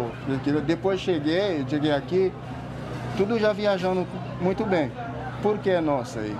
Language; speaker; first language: Portuguese; non-native, learner; Haitian Creole